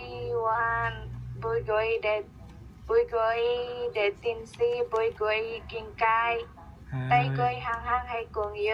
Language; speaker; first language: Chinese; non-native, learner; Indonesian